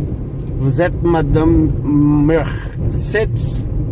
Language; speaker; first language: French; non-native, learner; Portuguese